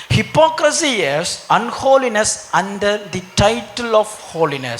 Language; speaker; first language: English; non-native, local second language; Tamil